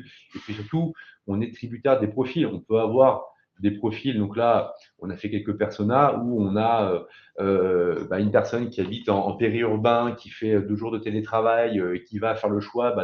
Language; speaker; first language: French; native; French